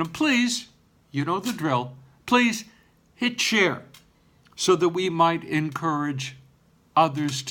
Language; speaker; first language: English; native; English